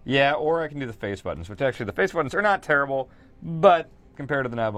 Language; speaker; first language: English; native; English